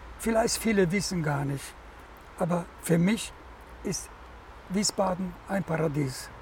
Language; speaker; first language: German; non-native, fluent; Italian